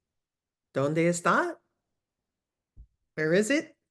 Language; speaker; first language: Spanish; non-native, fluent; English